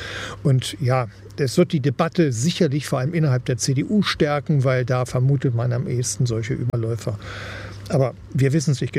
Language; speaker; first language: German; native; German